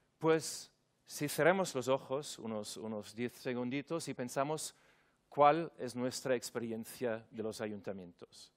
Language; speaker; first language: Spanish; non-native, fluent; German